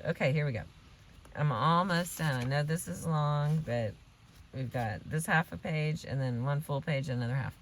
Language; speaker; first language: English; native; English